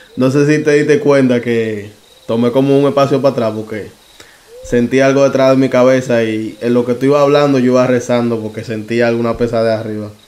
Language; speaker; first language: Spanish; native; Spanish